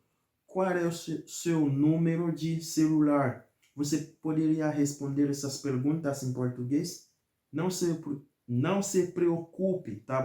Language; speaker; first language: Portuguese; non-native, fluent; Haitian Creole